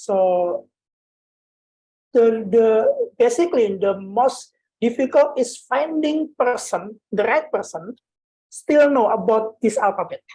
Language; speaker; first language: English; non-native, learner; Indonesian